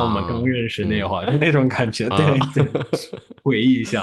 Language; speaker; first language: Chinese; non-native, fluent; English